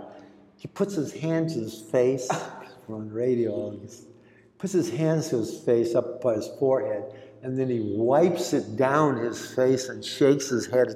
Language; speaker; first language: English; early bilingual, other home language; Greek